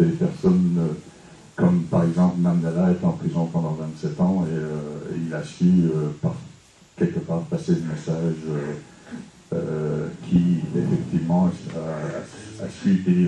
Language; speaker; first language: French; non-native, fluent; English